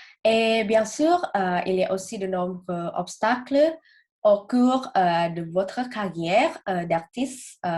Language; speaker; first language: French; non-native, learner; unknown